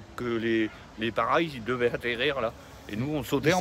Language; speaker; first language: French; native; French